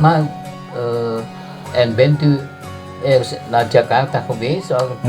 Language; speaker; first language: Dutch; non-native, fluent; Indonesian